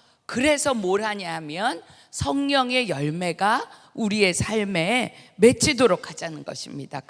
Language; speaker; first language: Korean; native; Korean